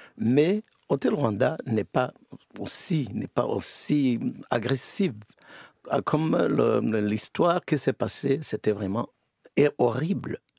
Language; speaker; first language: French; non-native, local second language; Kinyarwanda